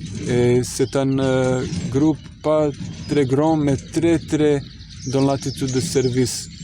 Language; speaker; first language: French; non-native, fluent; Croatian